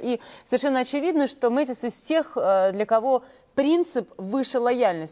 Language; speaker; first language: Russian; native; Russian